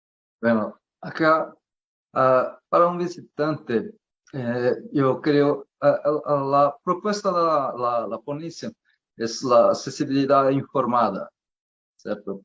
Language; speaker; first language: Spanish; non-native, learner; Portuguese